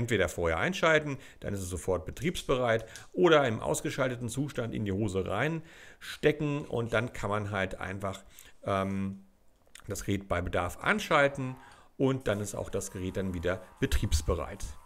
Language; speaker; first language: German; native; German